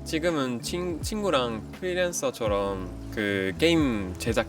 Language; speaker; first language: Korean; non-native, fluent; French